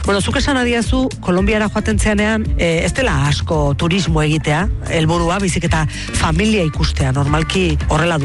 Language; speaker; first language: Basque; native; Basque